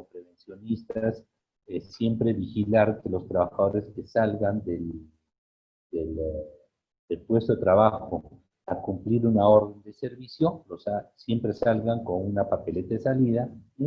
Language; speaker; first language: Spanish; native; Spanish